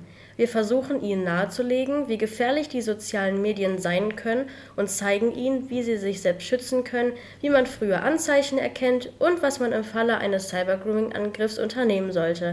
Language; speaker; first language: German; native; German